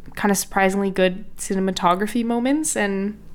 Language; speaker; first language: English; native; English